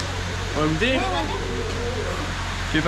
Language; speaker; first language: French; native; French